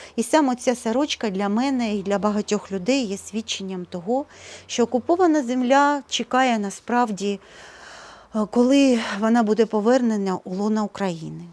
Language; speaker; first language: Ukrainian; non-native, local second language; Russian